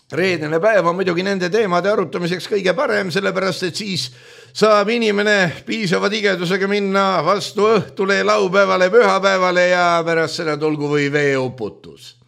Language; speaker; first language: Estonian; native; Estonian